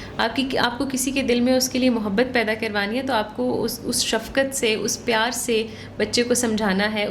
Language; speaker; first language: Urdu; native; Urdu